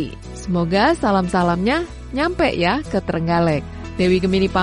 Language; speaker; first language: Indonesian; native; Indonesian